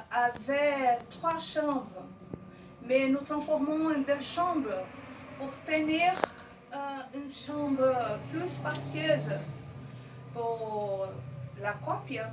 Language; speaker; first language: French; non-native, learner; Portuguese